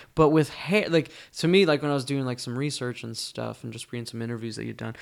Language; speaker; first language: English; native; English